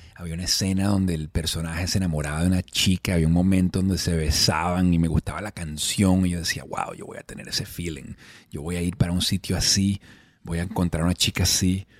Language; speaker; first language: Spanish; native; Spanish